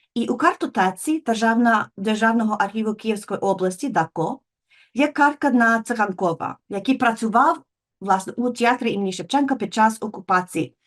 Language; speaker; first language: Ukrainian; non-native, fluent; English